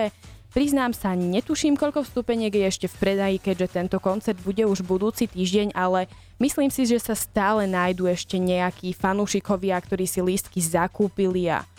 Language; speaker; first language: Slovak; native; Slovak